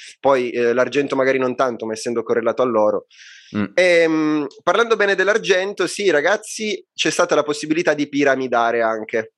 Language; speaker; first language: Italian; native; Italian